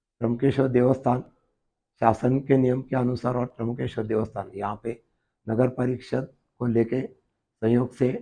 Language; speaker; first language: Hindi; non-native, local second language; Marathi